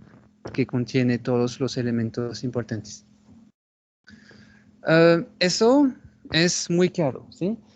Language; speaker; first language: Spanish; non-native, fluent; French